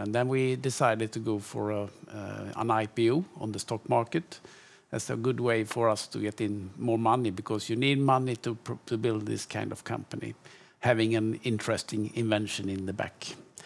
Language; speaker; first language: English; non-native, fluent; Swedish